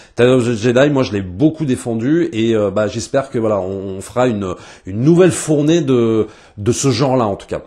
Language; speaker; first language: French; native; French